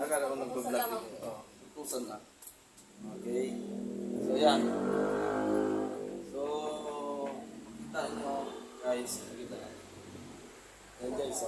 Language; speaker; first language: Filipino; native; Filipino